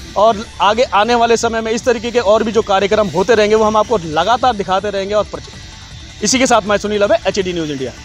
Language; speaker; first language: Hindi; native; Hindi